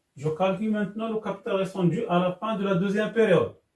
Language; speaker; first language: French; non-native, local second language; Arabic